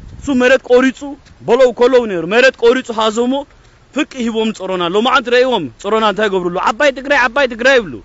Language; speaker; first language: Tigrinya; early bilingual, heritage; Tigrinya